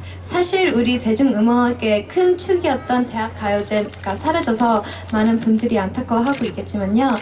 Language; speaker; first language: Korean; early bilingual, heritage; Korean